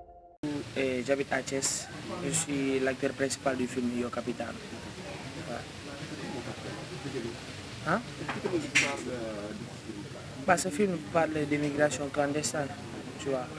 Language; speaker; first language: French; non-native, local second language; Wolof